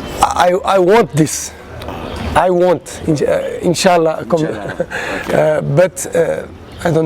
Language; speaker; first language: English; non-native, learner; Portuguese